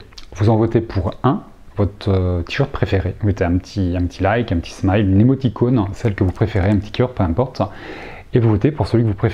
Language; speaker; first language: French; native; French